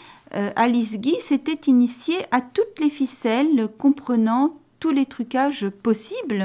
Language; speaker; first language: French; native; French